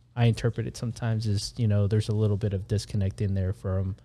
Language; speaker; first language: English; early bilingual, other home language; Filipino